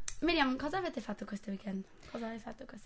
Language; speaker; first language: Italian; non-native, fluent; English